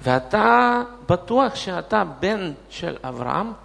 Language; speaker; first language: Hebrew; non-native, fluent; Russian